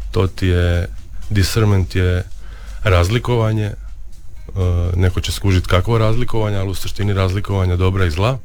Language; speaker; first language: Serbian; native; Serbian